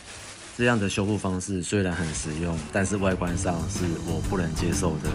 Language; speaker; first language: Chinese; native; Chinese